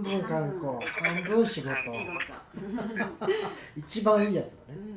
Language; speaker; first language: Japanese; native; Japanese